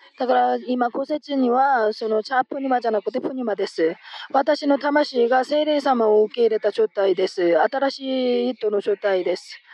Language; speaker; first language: Japanese; non-native, fluent; Korean